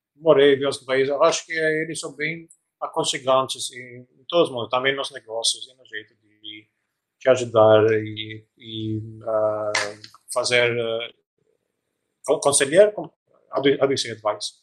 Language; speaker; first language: Portuguese; non-native, fluent; Albanian